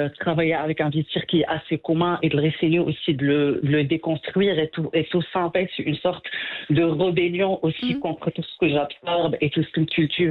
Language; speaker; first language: French; non-native, local second language; Arabic